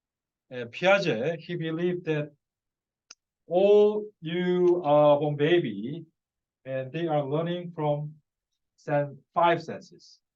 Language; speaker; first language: English; non-native, fluent; Korean